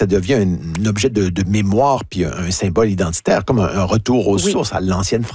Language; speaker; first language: French; native; French